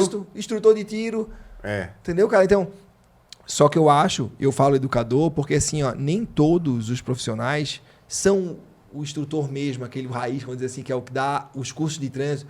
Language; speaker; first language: Portuguese; native; Portuguese